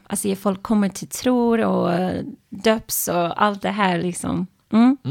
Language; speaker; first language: Swedish; non-native, fluent; English